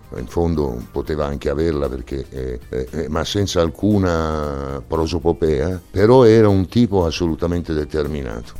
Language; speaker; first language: Italian; early bilingual, heritage; Italian